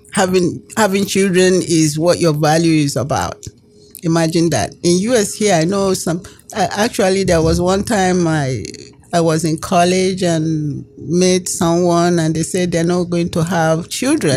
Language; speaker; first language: English; non-native, local second language; Igbo